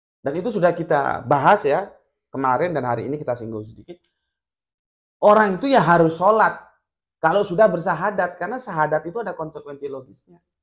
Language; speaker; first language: Indonesian; non-native, local second language; Javanese